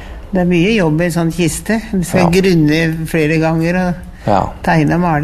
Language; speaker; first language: Norwegian; native; Norwegian